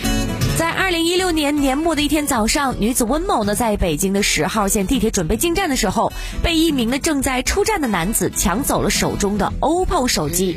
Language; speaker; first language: Chinese; native; Chinese